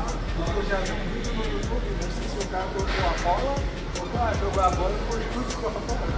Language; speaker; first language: Portuguese; non-native, fluent; Haitian Creole